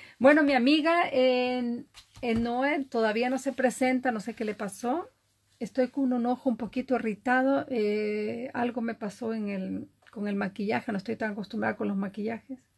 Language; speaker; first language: Spanish; native; Spanish